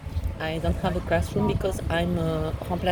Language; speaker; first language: English; non-native, learner; French